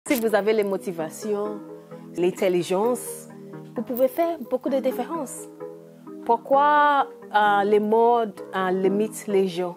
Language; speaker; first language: French; non-native, learner; English